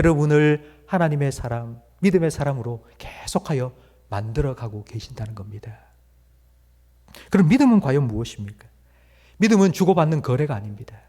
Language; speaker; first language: Korean; native; Korean